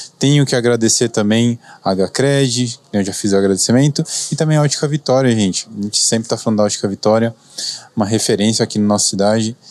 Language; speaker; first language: Portuguese; native; Portuguese